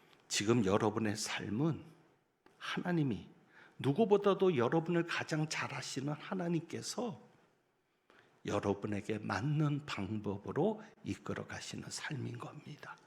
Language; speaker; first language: Korean; native; Korean